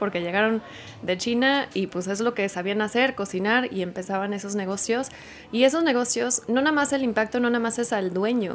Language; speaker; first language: Spanish; early bilingual, heritage; Spanish